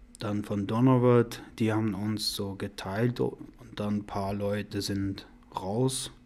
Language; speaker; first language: German; non-native, learner; Persian